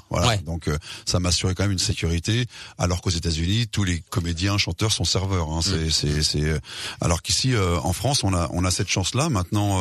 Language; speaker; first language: French; native; French